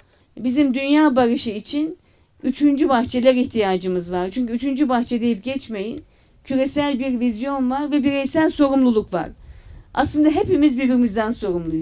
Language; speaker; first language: Turkish; native; Turkish